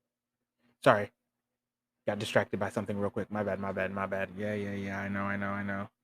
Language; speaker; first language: English; native; English